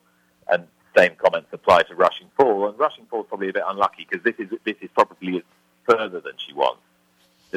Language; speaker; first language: English; native; English